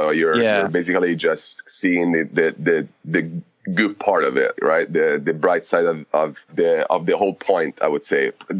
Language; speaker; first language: English; non-native, fluent; Italian